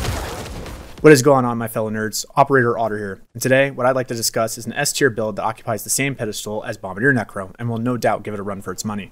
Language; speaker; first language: English; native; English